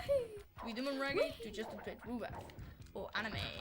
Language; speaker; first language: Welsh; non-native, local second language; English